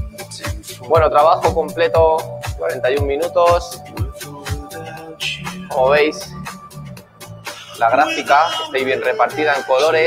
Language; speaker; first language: Spanish; native; Spanish